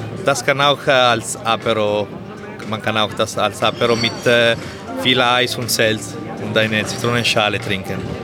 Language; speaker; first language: German; non-native, learner; Italian